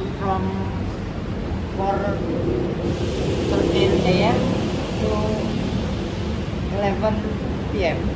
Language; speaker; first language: English; non-native, learner; Indonesian